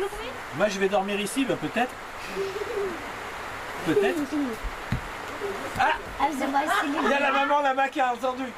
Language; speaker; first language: French; native; French